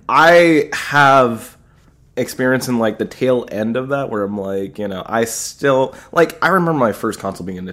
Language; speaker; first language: English; native; English